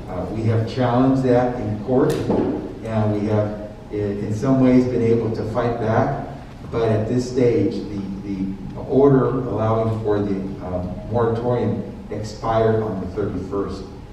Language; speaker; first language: English; early bilingual, other home language; Spanish